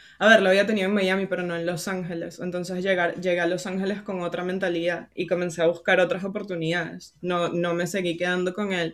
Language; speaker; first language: Spanish; native; Spanish